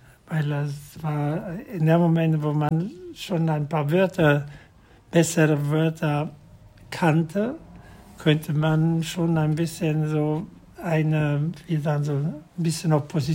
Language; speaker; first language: German; non-native, fluent; Italian